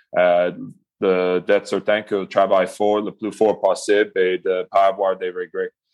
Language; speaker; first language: French; non-native, local second language; English